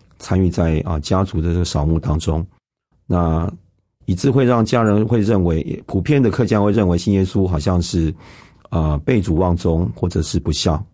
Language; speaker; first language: Chinese; non-native, local second language; Hakka Chinese